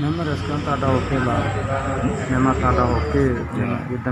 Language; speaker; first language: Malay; non-native, learner; Rohingya